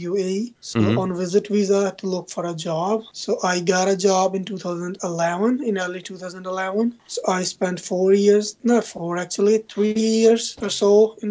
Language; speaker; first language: English; non-native, local second language; Punjabi